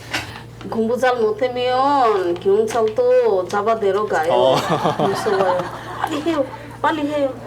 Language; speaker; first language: Korean; non-native, local second language; Bangla